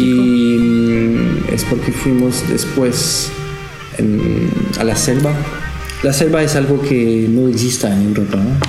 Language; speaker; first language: Spanish; non-native, learner; French